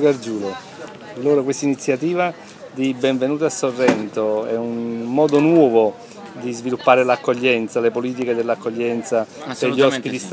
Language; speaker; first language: Italian; native; Italian